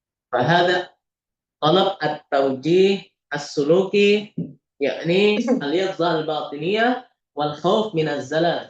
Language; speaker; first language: Arabic; non-native, fluent; Indonesian